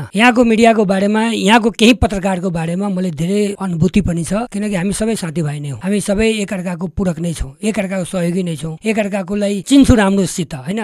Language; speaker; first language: Nepali; non-native, local second language; Bhojpuri